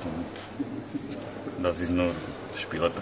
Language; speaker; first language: German; non-native, learner; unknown